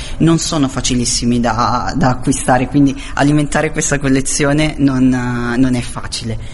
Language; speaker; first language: Italian; native; Italian